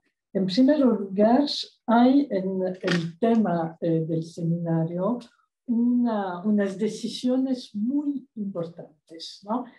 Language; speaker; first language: Spanish; non-native, fluent; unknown